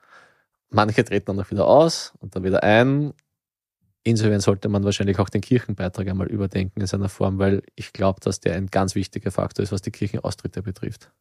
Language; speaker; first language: German; native; German